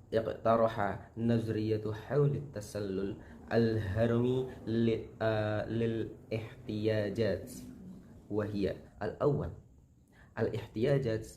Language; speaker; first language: Arabic; non-native, learner; Indonesian